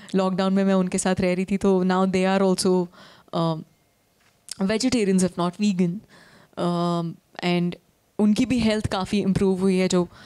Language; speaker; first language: Hindi; native; Hindi